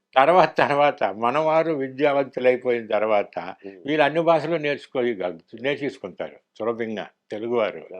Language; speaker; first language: Telugu; early bilingual, heritage; Telugu